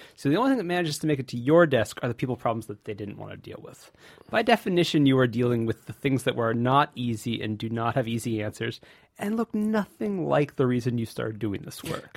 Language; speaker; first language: English; native; English